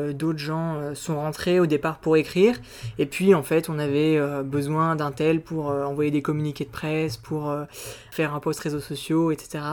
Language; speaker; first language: French; native; French